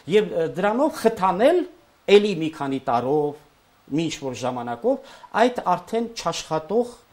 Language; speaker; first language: Armenian; native; Armenian